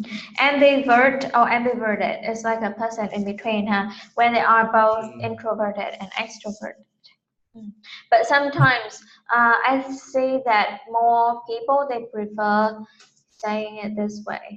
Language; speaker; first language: English; non-native, fluent; Vietnamese